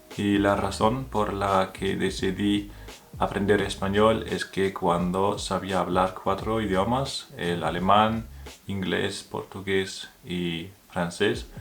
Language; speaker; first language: Spanish; non-native, fluent; German